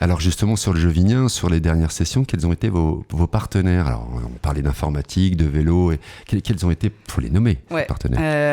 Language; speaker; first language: French; native; French